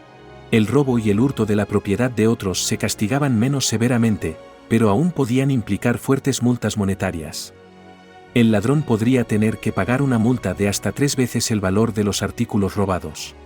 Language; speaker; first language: Spanish; native; Spanish